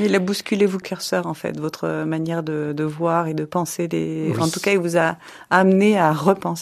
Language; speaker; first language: French; native; French